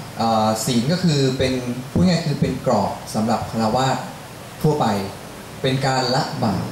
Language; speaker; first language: Thai; native; Thai